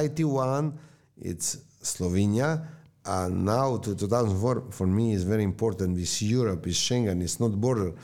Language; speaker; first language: English; non-native, learner; Slovenian